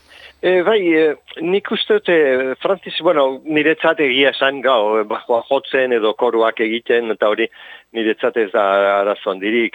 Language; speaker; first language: Basque; non-native, local second language; Spanish